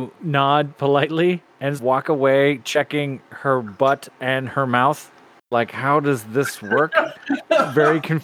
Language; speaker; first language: English; native; English